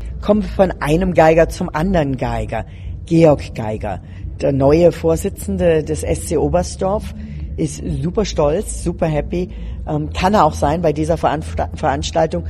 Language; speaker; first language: German; native; German